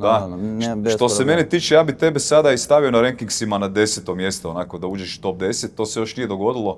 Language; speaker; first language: Croatian; native; Croatian